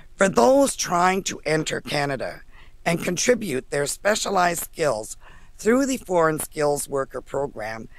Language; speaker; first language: English; native; English